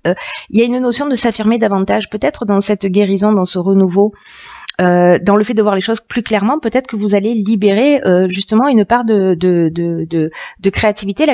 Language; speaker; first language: French; native; French